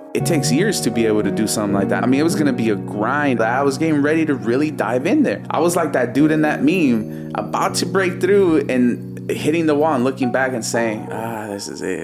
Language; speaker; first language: English; early bilingual, other home language; Spanish